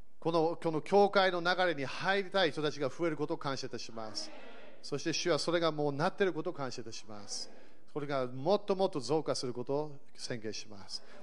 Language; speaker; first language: Japanese; early bilingual, other home language; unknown